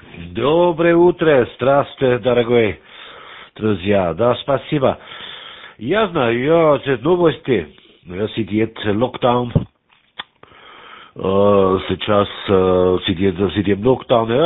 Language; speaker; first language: Russian; non-native, learner; German